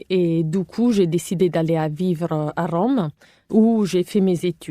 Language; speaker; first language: French; non-native, fluent; Italian